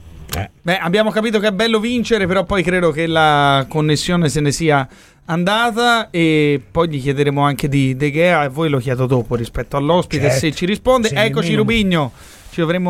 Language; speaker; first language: Italian; native; Italian